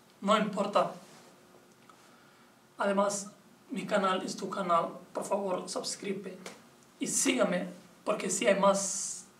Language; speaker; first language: Spanish; non-native, learner; Portuguese